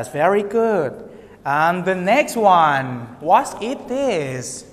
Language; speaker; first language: English; non-native, learner; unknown